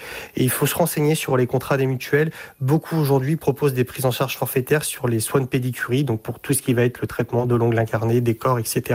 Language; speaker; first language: French; native; French